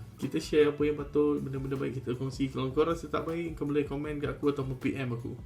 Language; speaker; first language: Malay; native; Malay